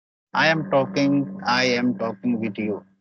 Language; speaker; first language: English; non-native, learner; Hindi